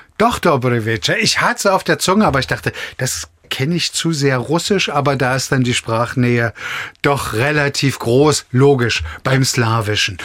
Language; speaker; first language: German; native; German